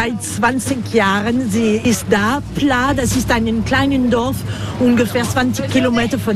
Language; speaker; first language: German; non-native, learner; French